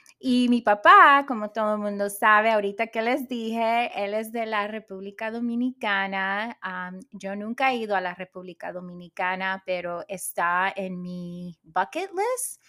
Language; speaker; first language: Spanish; early bilingual, heritage; Spanish